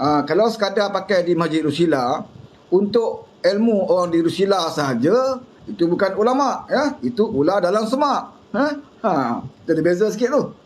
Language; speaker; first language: Malay; native; Malay